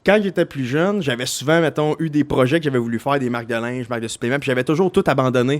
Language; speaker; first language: French; native; French